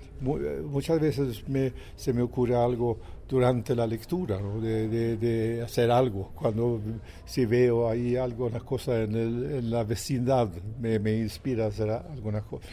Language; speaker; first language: Spanish; non-native, fluent; Swedish